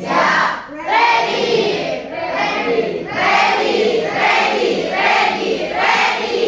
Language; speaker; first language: English; non-native, learner; Indonesian